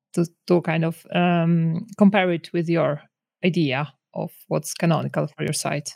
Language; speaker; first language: English; non-native, fluent; Polish